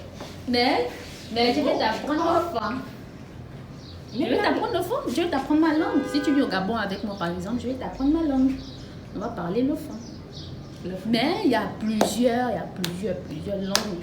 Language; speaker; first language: French; non-native, local second language; Fang